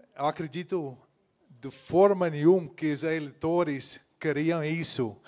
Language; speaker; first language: Portuguese; non-native, fluent; Dutch